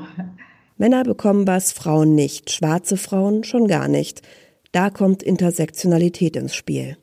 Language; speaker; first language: German; native; German